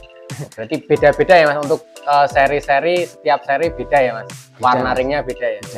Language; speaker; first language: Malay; non-native, local second language; Javanese